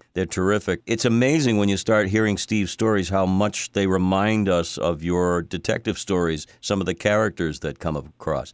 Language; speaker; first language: English; native; English